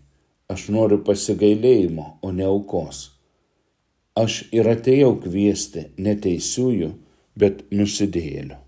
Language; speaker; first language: Lithuanian; native; Lithuanian